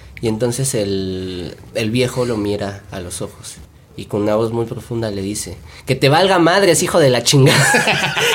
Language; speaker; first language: Spanish; native; Spanish